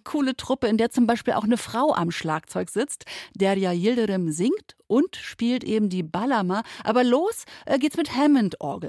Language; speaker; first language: German; native; German